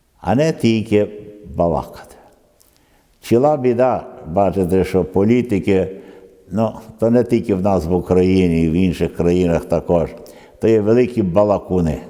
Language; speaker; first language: Ukrainian; early bilingual, other home language; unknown